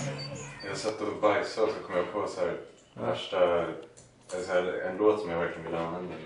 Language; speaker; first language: Swedish; native; Swedish